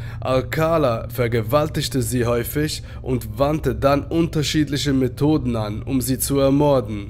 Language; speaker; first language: German; native; German